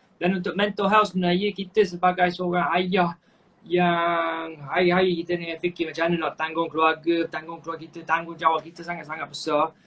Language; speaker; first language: Malay; non-native, fluent; English